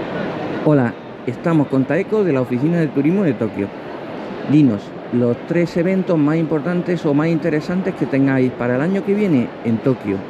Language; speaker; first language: Spanish; native; Spanish